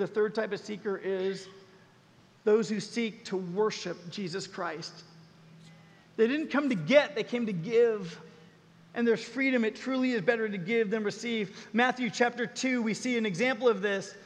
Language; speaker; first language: English; native; English